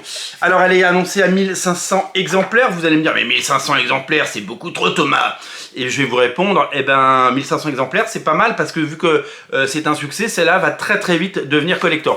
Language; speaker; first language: French; native; French